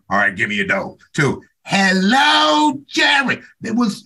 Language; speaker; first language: English; native; English